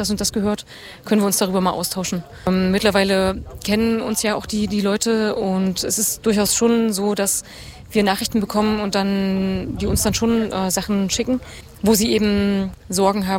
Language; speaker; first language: German; native; German